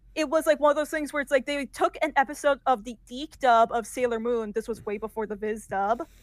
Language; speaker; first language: English; native; English